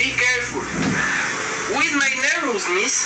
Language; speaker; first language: English; non-native, learner; Spanish